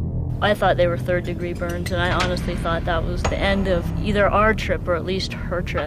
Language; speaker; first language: English; native; English